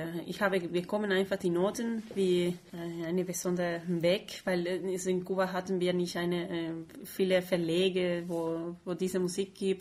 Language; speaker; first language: German; non-native, fluent; Spanish